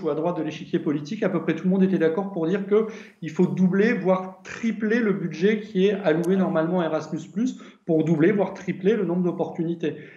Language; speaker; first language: French; native; French